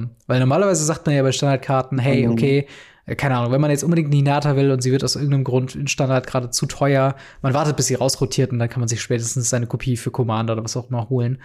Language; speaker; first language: German; native; German